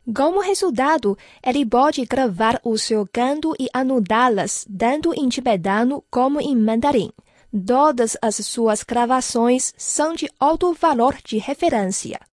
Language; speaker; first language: Portuguese; non-native, fluent; Chinese